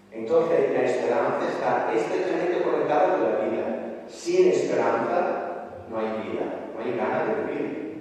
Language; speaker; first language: Spanish; non-native, fluent; Italian